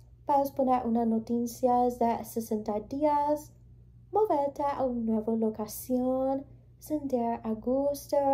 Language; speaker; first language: Spanish; early bilingual, heritage; English